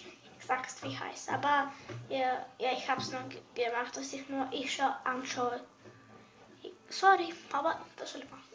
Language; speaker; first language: German; non-native, learner; Bulgarian